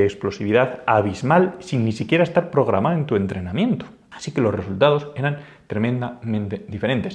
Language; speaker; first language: Spanish; native; Spanish